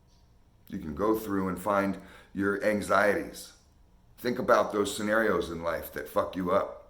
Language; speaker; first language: English; native; English